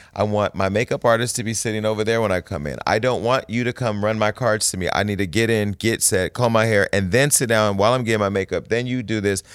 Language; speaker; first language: English; native; English